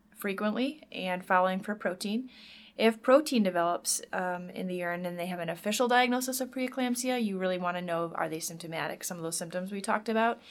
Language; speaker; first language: English; native; English